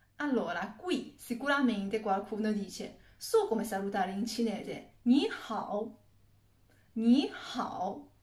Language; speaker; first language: Italian; non-native, fluent; Chinese